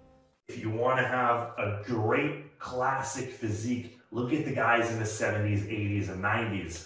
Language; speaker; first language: English; native; English